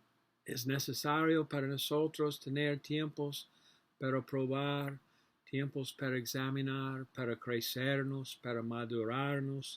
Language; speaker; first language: Spanish; non-native, learner; English